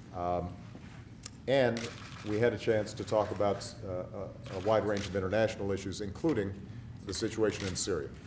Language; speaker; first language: English; native; English